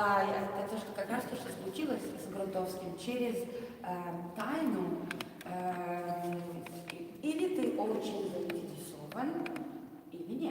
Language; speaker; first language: Russian; non-native, fluent; Italian